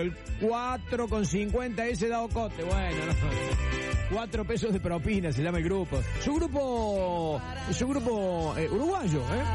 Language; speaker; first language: Spanish; native; Spanish